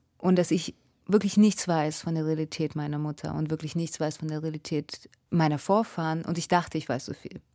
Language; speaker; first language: German; early bilingual, other home language; Russian